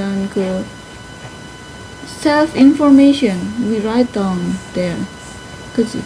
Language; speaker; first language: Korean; non-native, learner; Indonesian